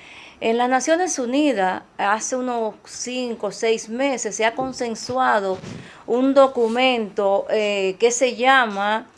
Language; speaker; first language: Spanish; native; Spanish